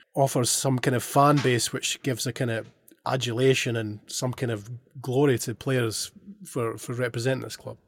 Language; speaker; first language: English; native; English